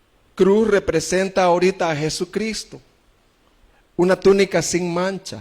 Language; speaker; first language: Spanish; native; Spanish